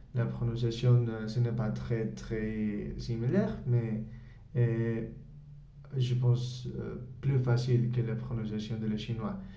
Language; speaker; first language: French; non-native, learner; Spanish